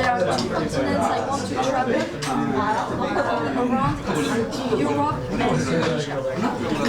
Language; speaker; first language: English; non-native, fluent; Korean